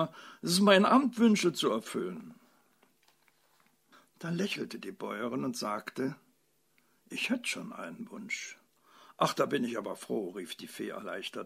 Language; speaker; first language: German; native; German